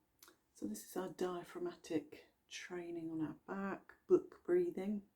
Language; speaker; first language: English; native; English